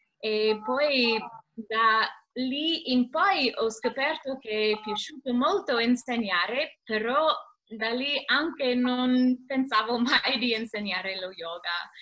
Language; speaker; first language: Italian; non-native, learner; English